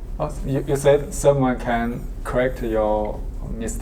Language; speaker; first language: English; non-native, learner; Chinese